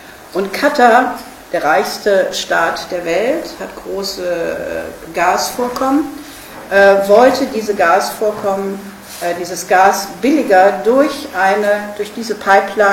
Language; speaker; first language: German; native; German